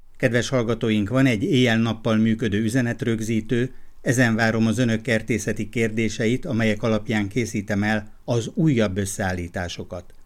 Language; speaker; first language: Hungarian; native; Hungarian